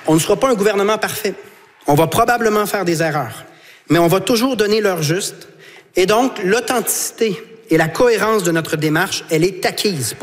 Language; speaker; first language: French; native; French